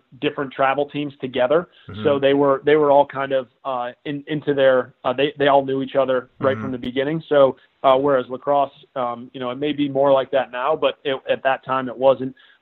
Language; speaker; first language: English; native; English